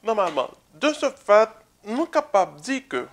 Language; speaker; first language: French; non-native, local second language; Haitian Creole